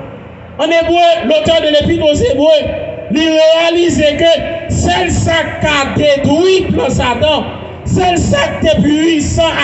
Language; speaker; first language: French; non-native, local second language; Haitian Creole